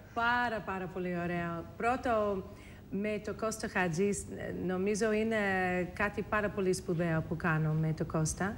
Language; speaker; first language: Greek; non-native, fluent; English